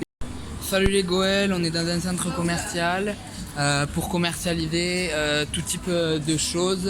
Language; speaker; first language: French; native; French